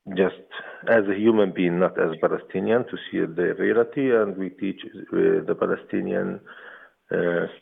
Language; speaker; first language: English; non-native, fluent; Arabic